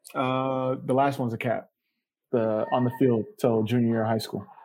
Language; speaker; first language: English; native; English